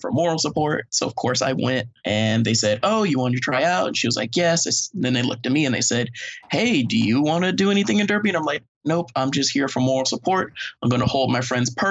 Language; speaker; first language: English; native; English